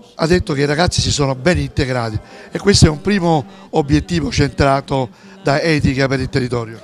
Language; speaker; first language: Italian; native; Italian